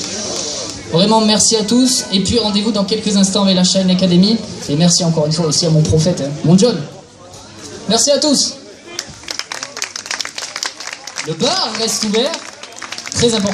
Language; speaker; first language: French; native; French